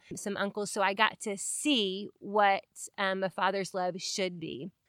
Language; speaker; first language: English; native; English